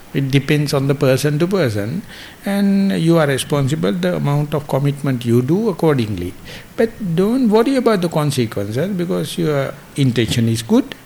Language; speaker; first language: English; non-native, local second language; Sinhala